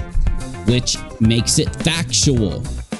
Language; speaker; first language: English; native; English